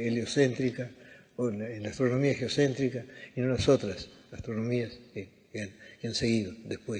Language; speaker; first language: Spanish; native; Spanish